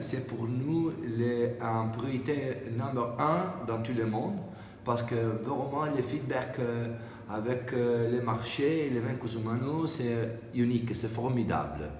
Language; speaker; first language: French; non-native, learner; Italian